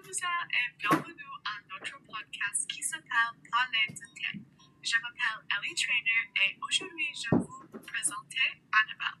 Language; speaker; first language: French; non-native, learner; English